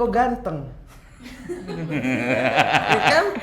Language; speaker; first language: Indonesian; native; Indonesian